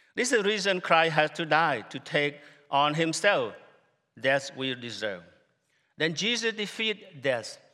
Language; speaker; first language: English; non-native, fluent; Khmer